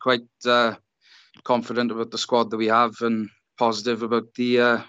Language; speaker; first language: English; native; English